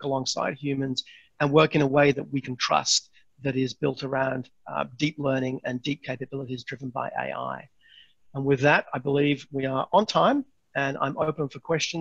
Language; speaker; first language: English; native; English